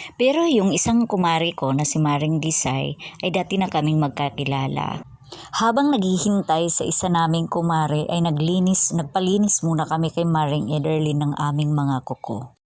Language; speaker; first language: Filipino; non-native, local second language; Waray